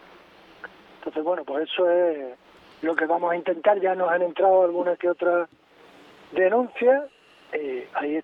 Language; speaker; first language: Spanish; native; Spanish